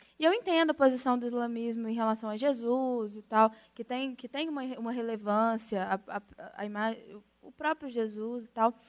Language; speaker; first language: Portuguese; native; Portuguese